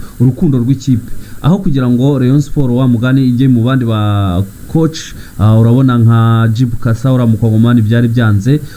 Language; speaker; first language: Kinyarwanda; native; Kinyarwanda